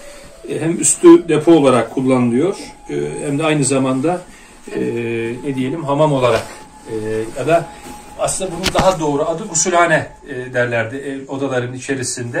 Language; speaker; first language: Turkish; native; Turkish